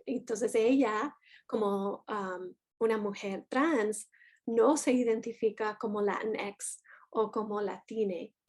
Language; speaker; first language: Spanish; non-native, fluent; English